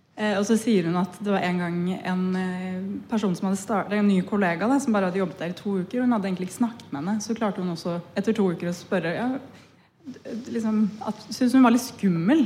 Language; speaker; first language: Norwegian; early bilingual, other home language; Punjabi